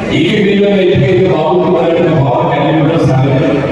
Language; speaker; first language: Telugu; native; Telugu